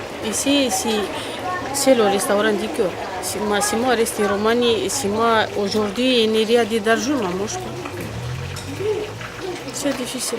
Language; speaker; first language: French; non-native, learner; Romanian